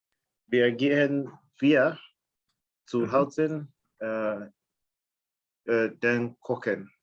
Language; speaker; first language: German; non-native, learner; English